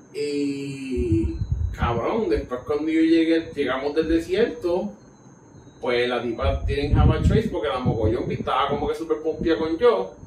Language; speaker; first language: Spanish; native; Spanish